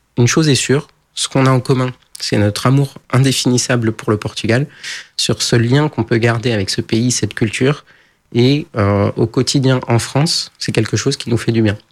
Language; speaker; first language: French; early bilingual, other home language; Portuguese